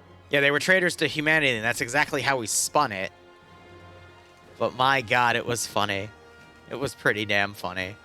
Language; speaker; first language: English; native; English